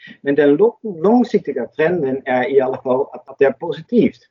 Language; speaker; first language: Swedish; non-native, fluent; Dutch